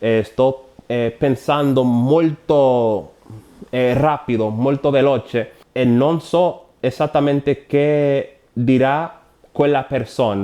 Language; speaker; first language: Italian; non-native, learner; Spanish